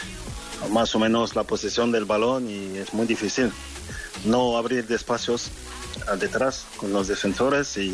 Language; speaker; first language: Spanish; non-native, fluent; French